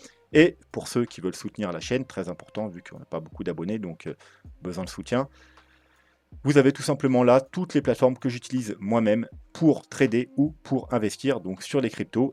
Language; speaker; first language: French; native; French